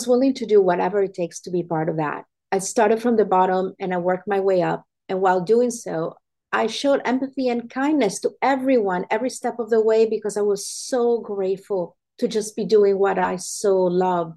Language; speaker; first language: English; non-native, fluent; Italian